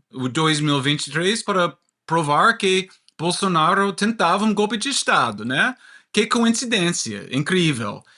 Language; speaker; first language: Portuguese; non-native, learner; English